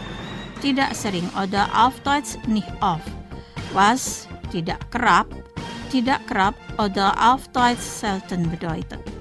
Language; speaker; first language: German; non-native, fluent; Indonesian